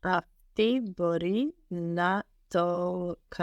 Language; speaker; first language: Greek; non-native, learner; English